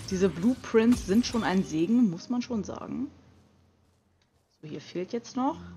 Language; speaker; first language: German; native; German